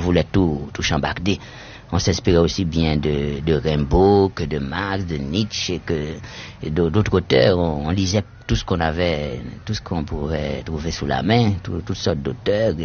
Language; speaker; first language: French; native; French